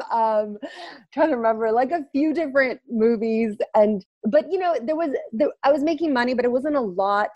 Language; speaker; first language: English; early bilingual, other home language; Turkish